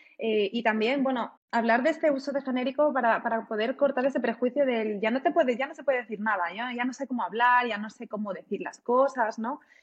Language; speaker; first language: Spanish; native; Spanish